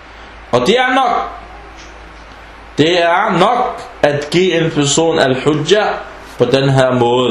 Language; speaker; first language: Danish; early bilingual, other home language; Arabic